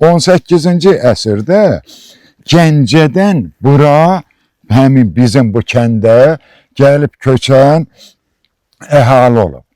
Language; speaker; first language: Azerbaijani; native; Azerbaijani